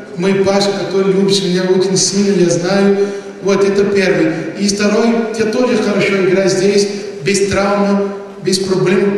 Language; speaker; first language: Russian; non-native, learner; Portuguese